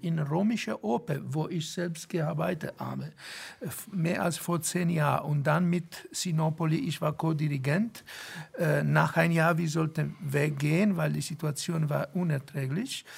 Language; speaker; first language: German; non-native, fluent; Italian